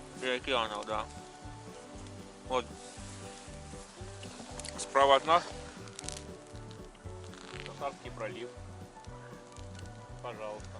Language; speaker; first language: Russian; native; Russian